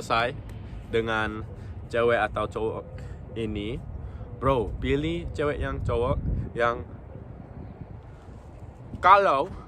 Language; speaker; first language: Indonesian; non-native, local second language; English